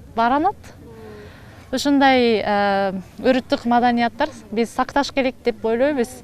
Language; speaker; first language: Kyrgyz; non-native, learner; Japanese